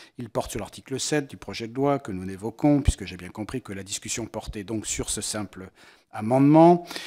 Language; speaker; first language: French; native; French